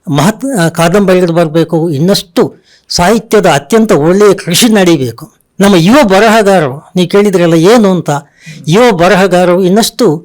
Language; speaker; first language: Kannada; non-native, local second language; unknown